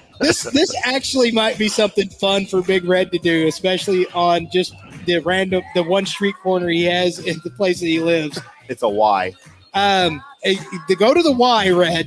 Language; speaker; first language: English; native; English